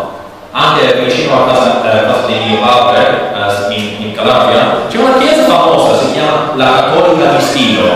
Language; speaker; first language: Italian; non-native, learner; English